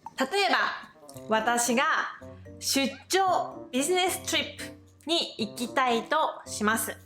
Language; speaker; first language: Japanese; native; Japanese